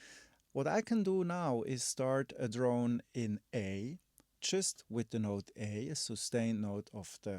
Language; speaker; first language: English; non-native, fluent; German